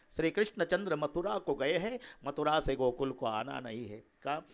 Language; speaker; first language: Hindi; non-native, local second language; Marathi